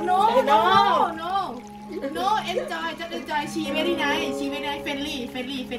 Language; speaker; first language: English; non-native, learner; Thai